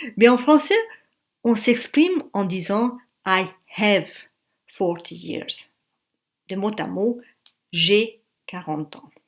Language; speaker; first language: French; native; French